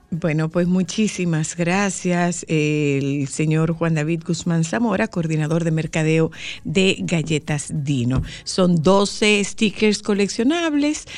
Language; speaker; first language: Spanish; native; Spanish